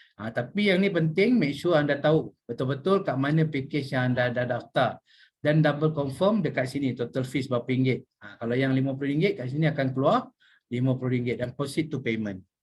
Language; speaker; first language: Malay; native; Malay